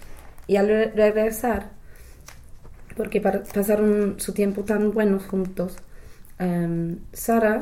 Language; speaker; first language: Spanish; non-native, learner; English